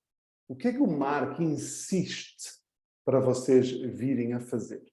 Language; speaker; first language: Portuguese; early bilingual, heritage; Portuguese